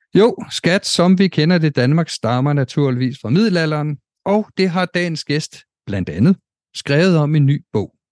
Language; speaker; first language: Danish; native; Danish